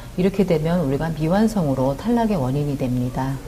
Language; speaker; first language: Korean; native; Korean